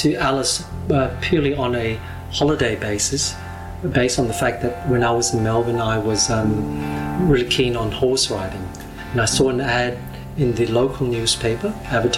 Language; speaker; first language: English; non-native, local second language; Cantonese